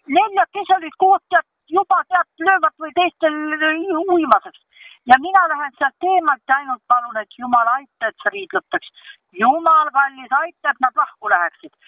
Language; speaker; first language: Estonian; non-native, local second language; Russian